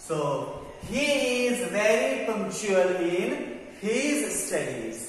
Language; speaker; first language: English; non-native, local second language; Gujarati